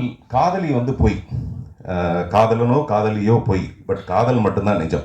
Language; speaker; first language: Tamil; native; Tamil